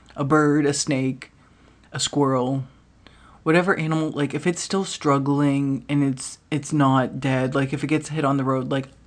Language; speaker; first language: English; native; English